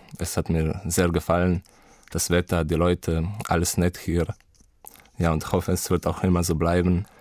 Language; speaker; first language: German; non-native, fluent; Slovenian